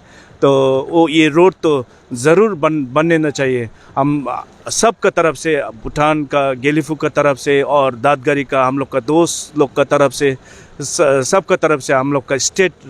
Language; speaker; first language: Hindi; non-native, fluent; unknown